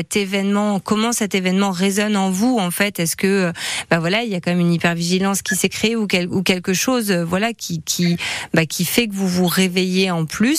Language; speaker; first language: French; native; French